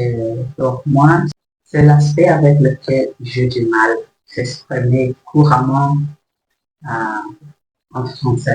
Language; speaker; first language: French; non-native, learner; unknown